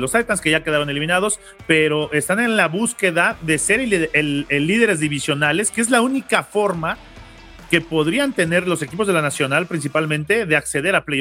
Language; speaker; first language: Spanish; native; Spanish